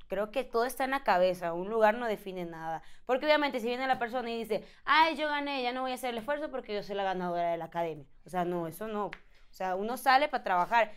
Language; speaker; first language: Spanish; native; Spanish